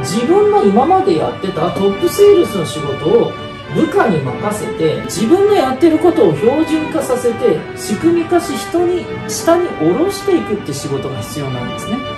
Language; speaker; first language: Japanese; native; Japanese